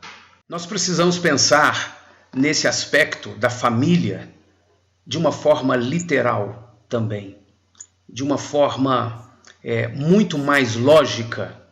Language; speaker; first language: Portuguese; native; Portuguese